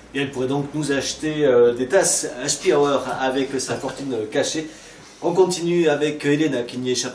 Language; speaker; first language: French; native; French